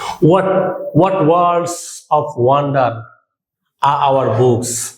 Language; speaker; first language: English; non-native, local second language; Bangla